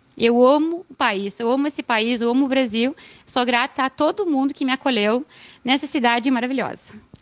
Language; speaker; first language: Portuguese; non-native, fluent; Arabic